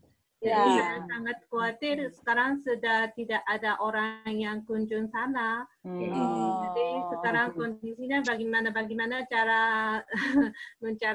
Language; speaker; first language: Indonesian; non-native, learner; Japanese